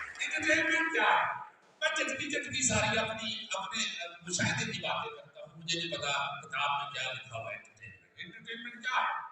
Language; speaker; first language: Urdu; non-native, local second language; Punjabi